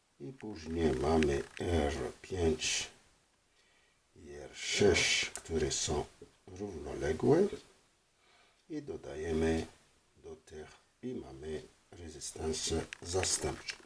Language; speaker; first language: Polish; non-native, fluent; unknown